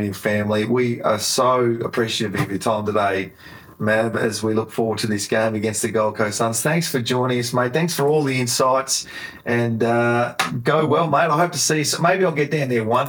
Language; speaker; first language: English; native; English